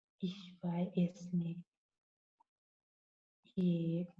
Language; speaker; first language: German; non-native, learner; Thai